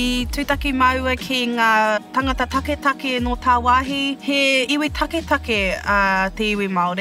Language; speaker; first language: Māori; non-native, local second language; English